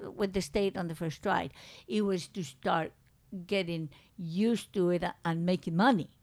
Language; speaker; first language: English; non-native, fluent; Spanish